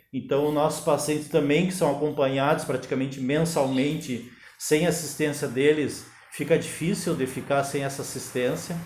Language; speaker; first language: Portuguese; native; Portuguese